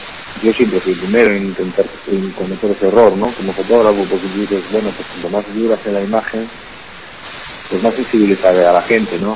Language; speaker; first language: Spanish; native; Spanish